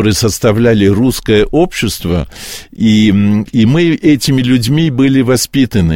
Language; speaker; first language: Russian; early bilingual, heritage; Russian